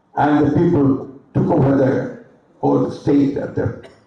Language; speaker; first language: English; non-native, local second language; Bangla